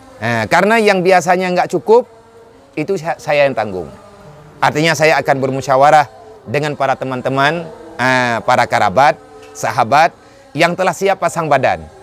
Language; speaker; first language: Indonesian; non-native, local second language; Achinese